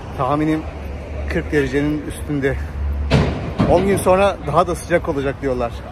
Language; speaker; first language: Turkish; early bilingual, heritage; Turkish